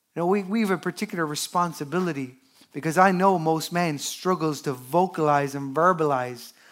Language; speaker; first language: English; native; English